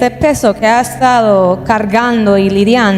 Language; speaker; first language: Spanish; native; Spanish